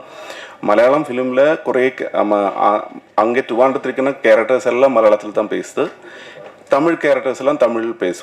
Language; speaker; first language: Tamil; non-native, learner; Malayalam